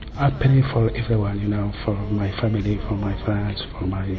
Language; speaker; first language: English; non-native, learner; French